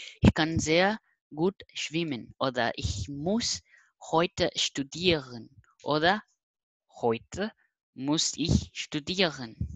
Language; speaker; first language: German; non-native, learner; Portuguese